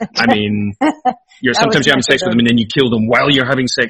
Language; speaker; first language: English; native; English